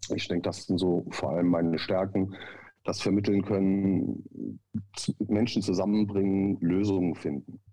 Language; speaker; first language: German; native; German